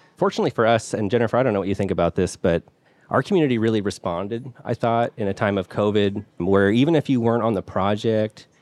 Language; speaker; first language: English; native; English